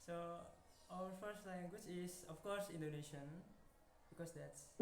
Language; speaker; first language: English; non-native, learner; Indonesian